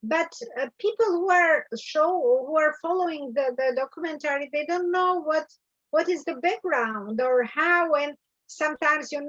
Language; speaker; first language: English; non-native, learner; Albanian